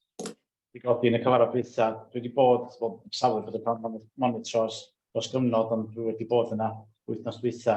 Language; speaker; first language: Welsh; native; Welsh